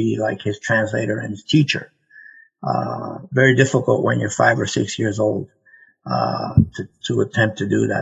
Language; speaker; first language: English; native; English